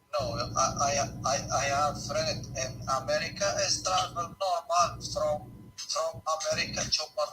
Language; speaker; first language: English; non-native, learner; Arabic